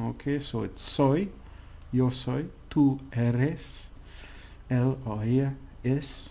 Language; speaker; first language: Spanish; non-native, learner; English